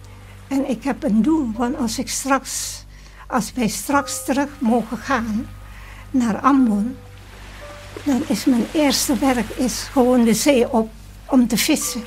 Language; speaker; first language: Dutch; early bilingual, other home language; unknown